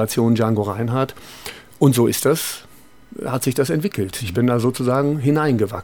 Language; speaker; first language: German; native; German